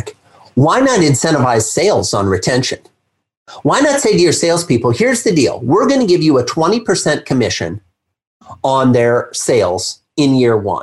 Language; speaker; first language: English; native; English